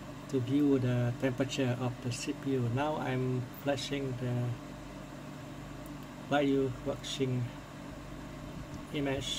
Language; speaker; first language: English; non-native, fluent; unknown